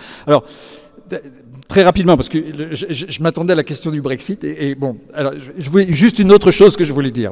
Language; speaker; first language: French; native; French